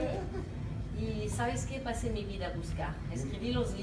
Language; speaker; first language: Portuguese; non-native, learner; Spanish